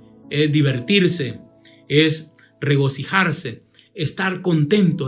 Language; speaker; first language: Spanish; native; Spanish